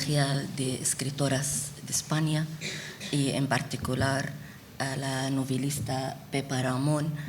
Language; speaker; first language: Spanish; non-native, fluent; Arabic